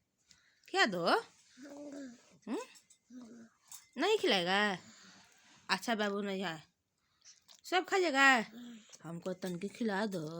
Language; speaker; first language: Hindi; non-native, local second language; Bhojpuri